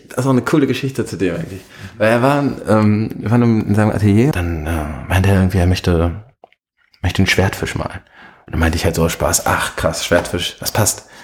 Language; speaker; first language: German; early bilingual, other home language; Arabic